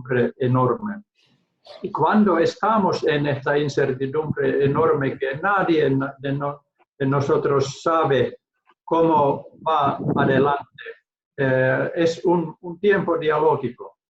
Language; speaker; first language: Spanish; non-native, learner; Finnish